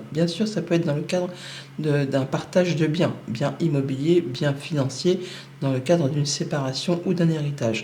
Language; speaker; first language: French; native; French